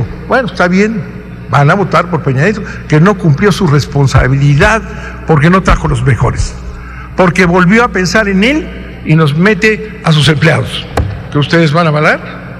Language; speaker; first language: Spanish; native; Spanish